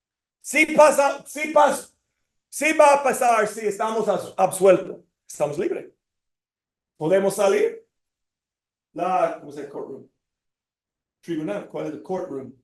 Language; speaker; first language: Spanish; non-native, fluent; English